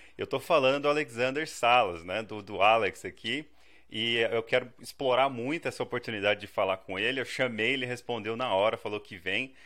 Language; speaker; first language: Portuguese; native; Portuguese